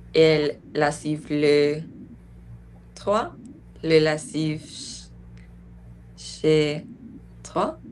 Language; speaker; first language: French; non-native, learner; English